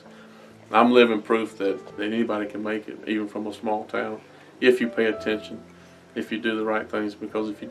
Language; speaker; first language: English; native; English